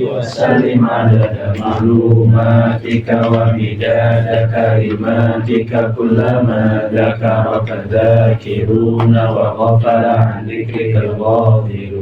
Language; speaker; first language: Arabic; non-native, fluent; Indonesian